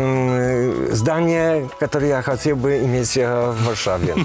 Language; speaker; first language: Russian; non-native, learner; Polish